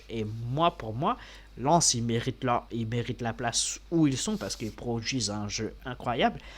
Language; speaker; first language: French; native; French